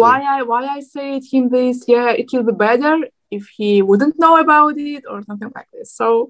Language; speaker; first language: English; non-native, learner; Turkmen